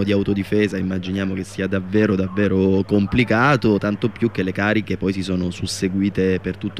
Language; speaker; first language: Italian; native; Italian